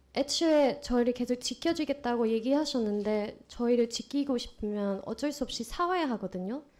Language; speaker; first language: Korean; non-native, fluent; Vietnamese